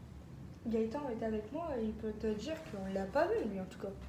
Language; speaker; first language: French; native; French